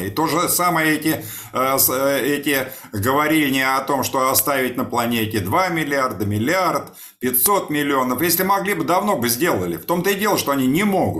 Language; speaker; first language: Russian; native; Russian